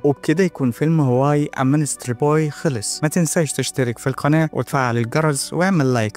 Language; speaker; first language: Arabic; native; Arabic